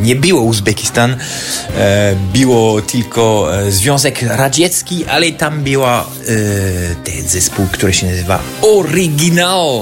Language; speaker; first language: Polish; non-native, fluent; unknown